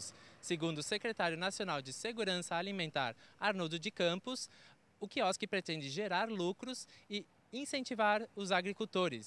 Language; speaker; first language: Portuguese; native; Portuguese